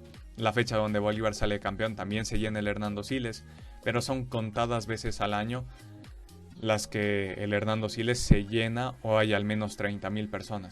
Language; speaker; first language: Spanish; native; Spanish